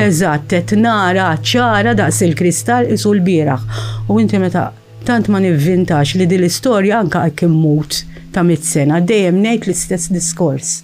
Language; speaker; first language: Maltese; early bilingual, heritage; Maltese